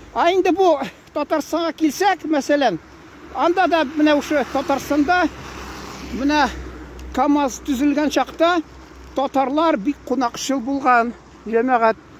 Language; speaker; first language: Tatar; early bilingual, heritage; Tatar